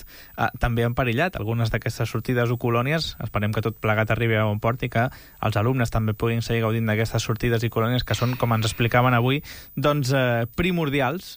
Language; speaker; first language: Catalan; native; Catalan